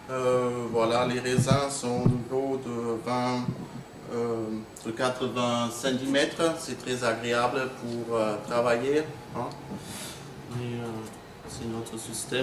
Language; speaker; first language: French; non-native, fluent; German